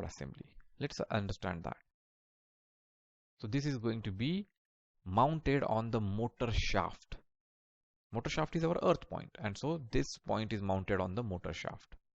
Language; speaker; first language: English; non-native, local second language; Marathi